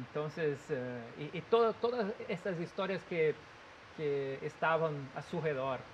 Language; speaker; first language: Spanish; non-native, learner; Portuguese